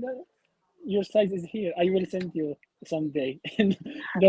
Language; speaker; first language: English; non-native, learner; Arabic